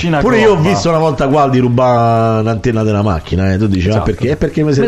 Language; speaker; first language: Italian; native; Italian